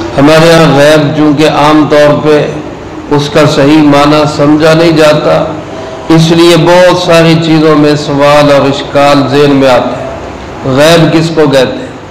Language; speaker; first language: Urdu; non-native, local second language; Punjabi